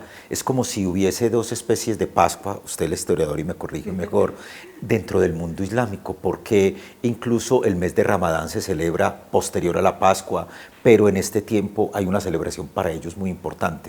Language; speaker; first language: Spanish; native; Spanish